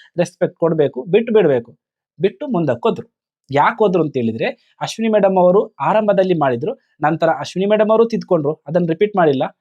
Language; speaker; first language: Kannada; non-native, local second language; Tulu